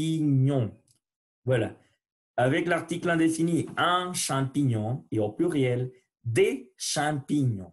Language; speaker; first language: French; non-native, learner; Spanish